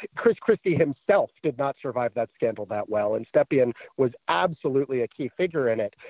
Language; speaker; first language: English; native; English